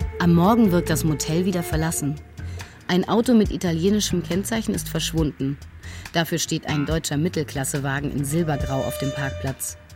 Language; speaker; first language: German; native; German